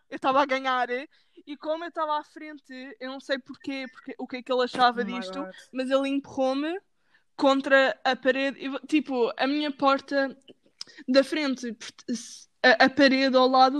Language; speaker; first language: Portuguese; early bilingual, heritage; Portuguese